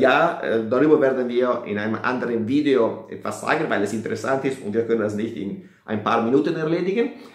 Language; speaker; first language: German; non-native, fluent; Italian